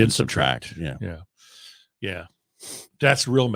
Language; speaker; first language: English; native; English